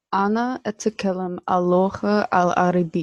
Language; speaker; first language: Arabic; non-native, learner; English